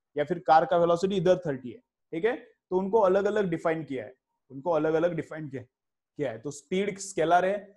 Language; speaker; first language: Hindi; non-native, local second language; Marathi